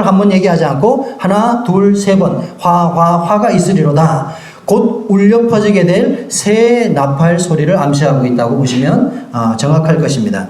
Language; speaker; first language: Korean; native; Korean